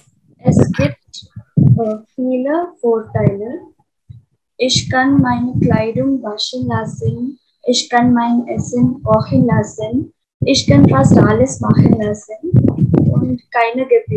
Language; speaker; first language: German; non-native, learner; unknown